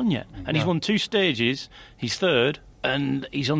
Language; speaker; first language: English; native; English